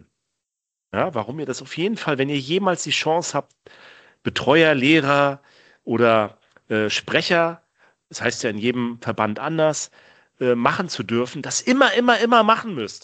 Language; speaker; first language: German; native; German